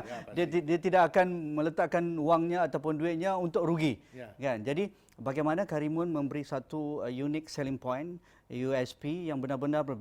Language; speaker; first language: Malay; native; Malay